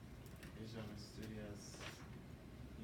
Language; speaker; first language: Spanish; non-native, learner; English